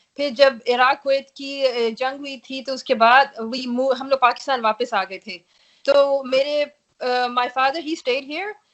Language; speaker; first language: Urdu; native; Urdu